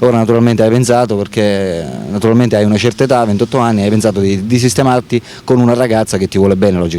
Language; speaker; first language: Italian; native; Italian